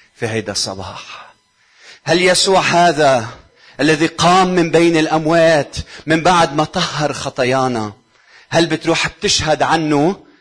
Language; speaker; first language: Arabic; native; Arabic